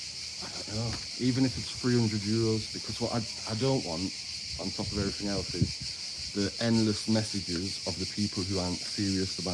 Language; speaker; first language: English; native; English